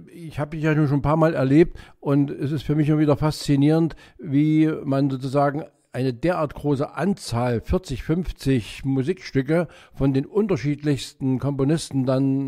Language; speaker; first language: German; native; German